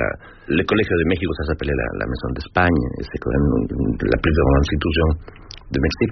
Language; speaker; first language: French; non-native, fluent; Spanish